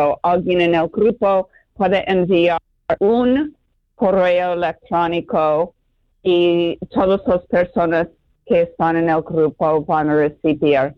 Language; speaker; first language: Spanish; non-native, fluent; English